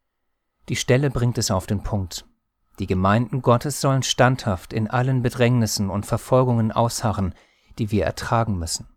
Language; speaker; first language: German; native; German